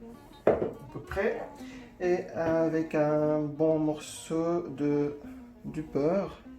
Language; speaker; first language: French; non-native, fluent; Arabic